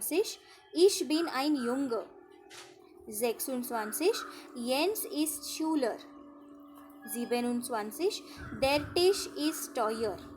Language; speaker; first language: German; non-native, fluent; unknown